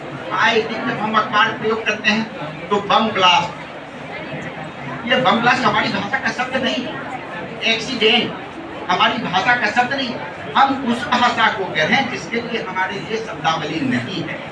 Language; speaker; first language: Hindi; native; Hindi